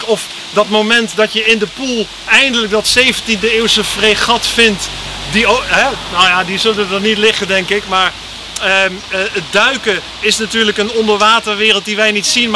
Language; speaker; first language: Dutch; native; Dutch